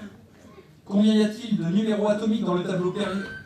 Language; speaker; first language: French; native; French